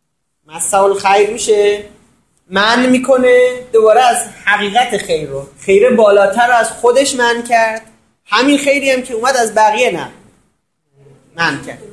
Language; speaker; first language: Persian; native; Persian